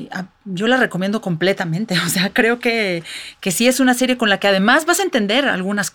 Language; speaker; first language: Spanish; native; Spanish